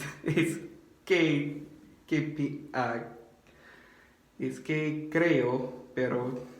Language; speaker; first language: Spanish; non-native, learner; English